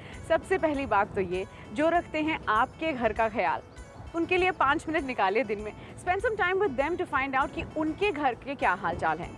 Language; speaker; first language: Hindi; native; Hindi